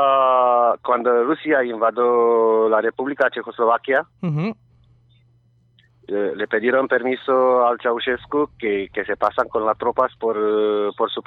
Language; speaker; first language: Spanish; non-native, learner; Romanian